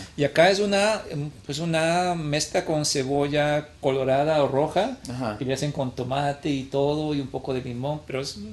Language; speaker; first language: Spanish; native; Spanish